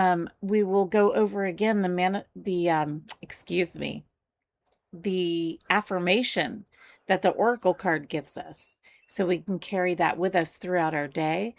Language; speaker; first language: English; native; English